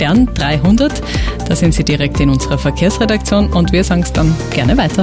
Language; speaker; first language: German; native; German